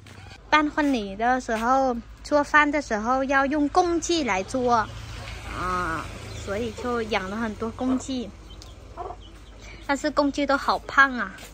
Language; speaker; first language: Chinese; non-native, learner; Vietnamese